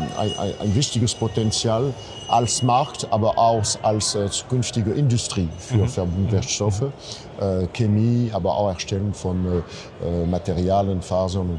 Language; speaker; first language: German; non-native, fluent; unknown